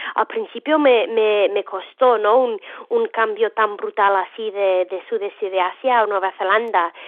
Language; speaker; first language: Spanish; non-native, fluent; English